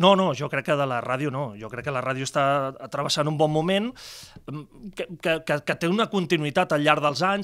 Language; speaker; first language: Catalan; native; Catalan